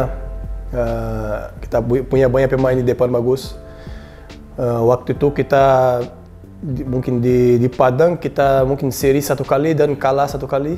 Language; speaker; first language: Indonesian; non-native, learner; Portuguese